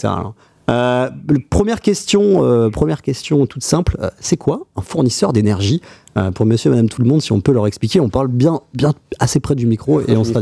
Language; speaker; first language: French; native; French